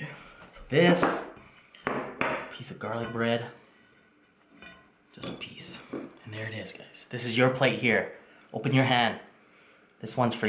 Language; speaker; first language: English; native; English